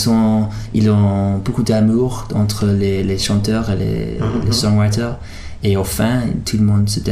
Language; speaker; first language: French; early bilingual, heritage; English